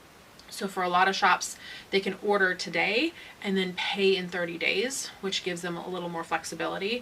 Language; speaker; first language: English; native; English